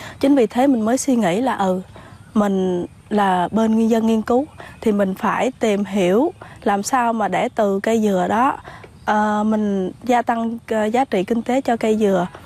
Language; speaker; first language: Vietnamese; non-native, local second language; Khmer